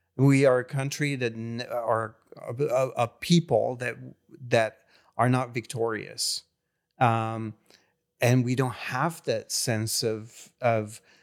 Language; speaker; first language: English; non-native, fluent; Hungarian